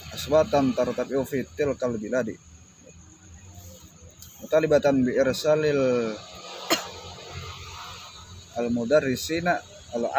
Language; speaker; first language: Arabic; non-native, learner; Indonesian